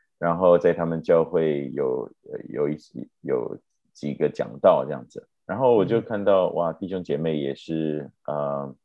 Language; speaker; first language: Chinese; native; Chinese